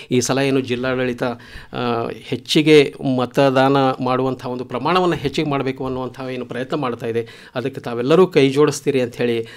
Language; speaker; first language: Kannada; native; Kannada